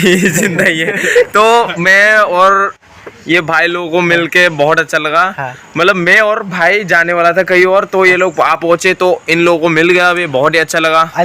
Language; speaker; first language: Hindi; non-native, local second language; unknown